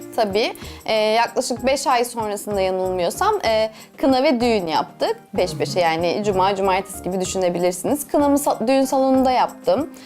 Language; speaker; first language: Turkish; native; Turkish